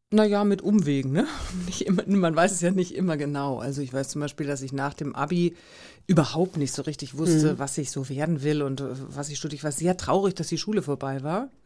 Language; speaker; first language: German; native; German